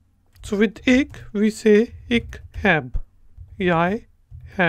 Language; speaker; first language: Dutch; non-native, learner; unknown